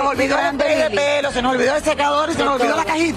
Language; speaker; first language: Spanish; native; Spanish